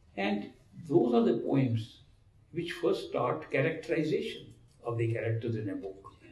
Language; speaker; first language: English; non-native, local second language; Hindi